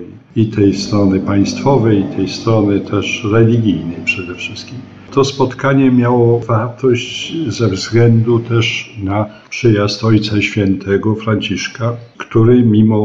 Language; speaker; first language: Polish; native; Polish